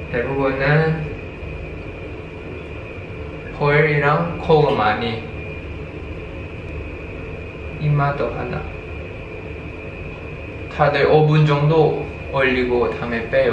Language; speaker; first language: Korean; non-native, fluent; Thai